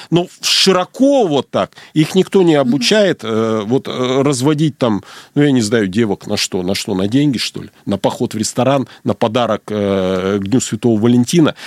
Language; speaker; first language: Russian; native; Russian